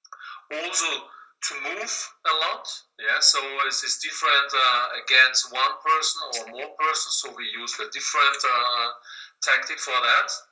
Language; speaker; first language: English; non-native, learner; German